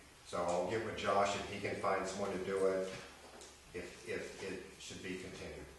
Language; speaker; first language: English; native; English